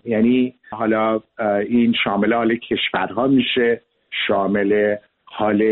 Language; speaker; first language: Persian; early bilingual, heritage; Persian